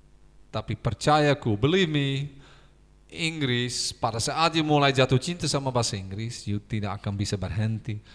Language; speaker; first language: Indonesian; non-native, fluent; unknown